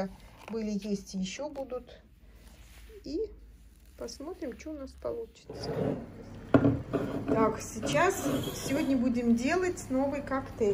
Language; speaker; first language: Russian; native; Russian